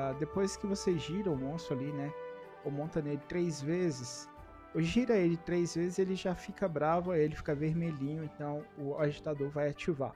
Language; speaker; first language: Portuguese; native; Portuguese